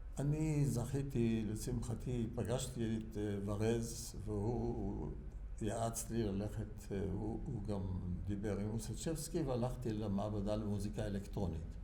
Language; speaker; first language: Hebrew; early bilingual, other home language; German